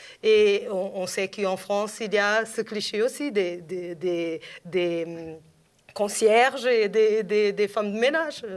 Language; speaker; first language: French; non-native, fluent; Portuguese